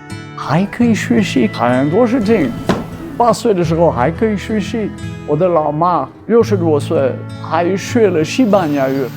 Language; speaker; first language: Chinese; non-native, fluent; French